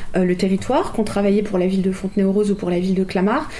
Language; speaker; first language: French; native; French